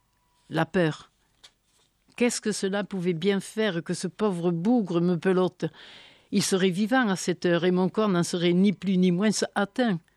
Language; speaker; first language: French; native; French